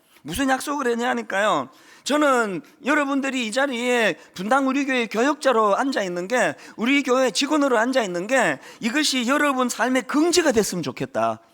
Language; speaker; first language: Korean; native; Korean